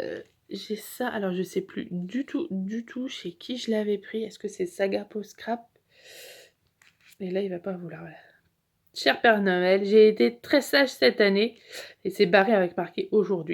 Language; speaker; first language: French; native; French